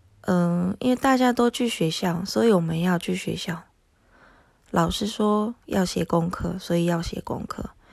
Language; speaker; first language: Chinese; non-native, fluent; Japanese